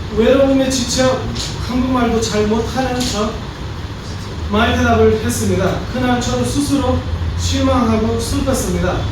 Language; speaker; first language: Korean; non-native, fluent; Nepali